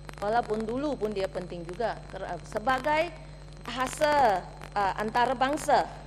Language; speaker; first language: Malay; non-native, local second language; Chinese